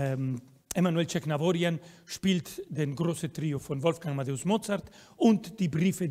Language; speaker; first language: German; non-native, fluent; Spanish